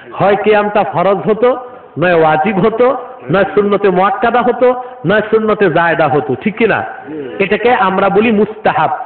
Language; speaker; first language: Bangla; non-native, local second language; Urdu